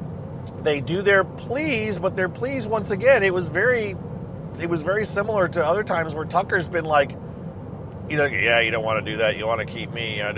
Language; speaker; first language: English; native; English